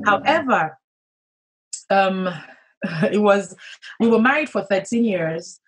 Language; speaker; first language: English; non-native, local second language; Yoruba